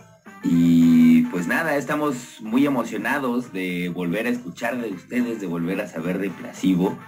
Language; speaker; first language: Spanish; native; Spanish